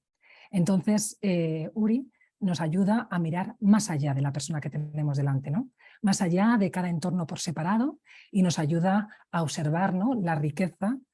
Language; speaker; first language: Spanish; native; Spanish